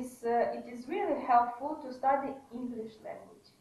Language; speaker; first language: English; non-native, learner; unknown